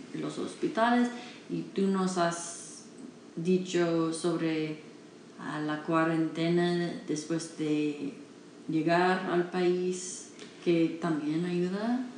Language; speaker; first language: Spanish; non-native, learner; English